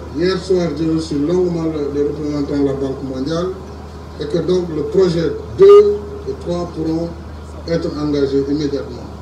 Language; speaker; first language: French; non-native, local second language; Wolof